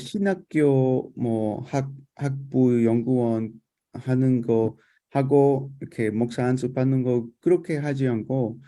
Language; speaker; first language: Korean; non-native, fluent; Spanish